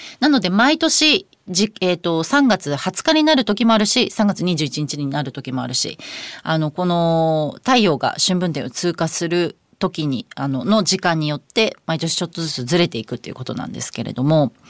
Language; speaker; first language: Japanese; native; Japanese